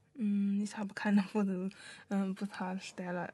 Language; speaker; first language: German; non-native, learner; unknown